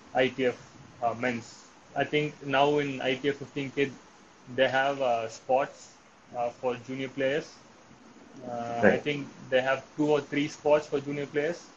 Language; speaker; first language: English; non-native, local second language; Tamil